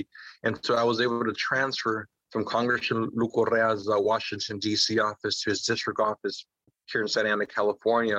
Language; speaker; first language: English; native; English